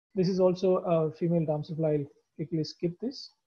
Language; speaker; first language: English; non-native, local second language; Malayalam